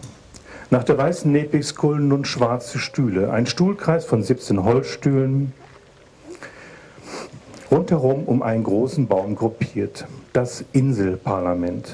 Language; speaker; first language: German; native; German